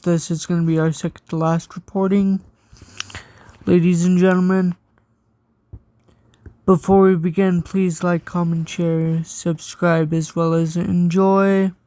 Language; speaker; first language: English; native; English